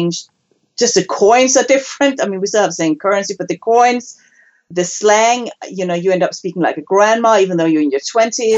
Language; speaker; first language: English; non-native, fluent; Danish